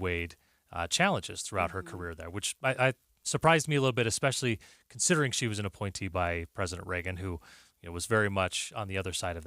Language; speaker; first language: English; native; English